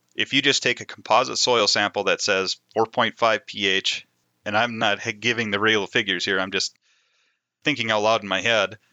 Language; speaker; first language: English; native; English